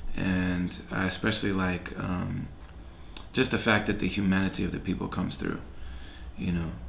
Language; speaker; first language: English; native; English